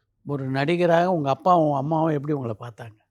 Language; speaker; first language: Tamil; native; Tamil